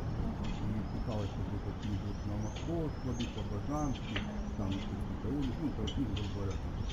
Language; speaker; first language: Russian; native; Russian